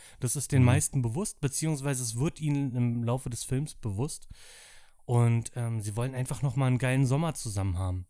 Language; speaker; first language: German; native; German